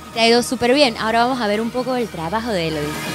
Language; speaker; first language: Spanish; native; Spanish